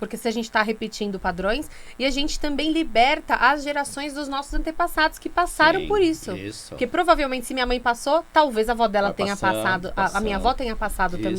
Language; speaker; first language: Portuguese; native; Portuguese